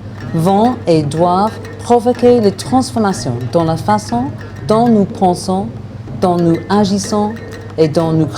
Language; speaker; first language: French; non-native, fluent; English